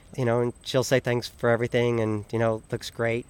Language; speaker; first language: English; native; English